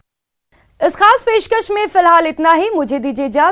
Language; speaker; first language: Hindi; native; Hindi